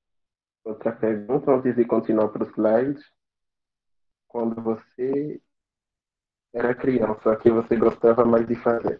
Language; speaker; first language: Portuguese; non-native, fluent; Fon